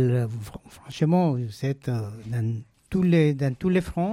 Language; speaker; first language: French; non-native, fluent; Spanish